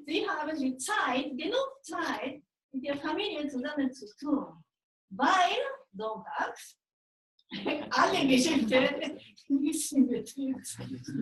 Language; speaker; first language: German; non-native, fluent; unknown